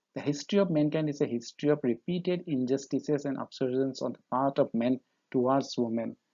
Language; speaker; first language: English; non-native, local second language; Assamese